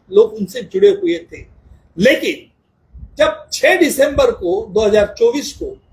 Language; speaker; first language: Hindi; non-native, local second language; Marathi